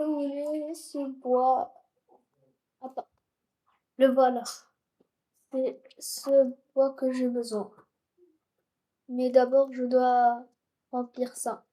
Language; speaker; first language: French; non-native, local second language; Arabic